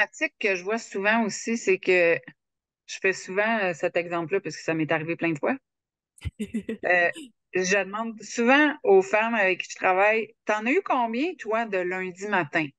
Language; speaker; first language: French; native; French